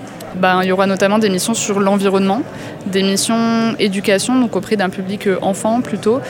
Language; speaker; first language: French; native; French